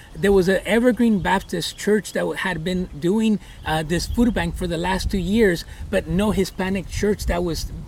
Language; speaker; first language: English; early bilingual, other home language; Spanish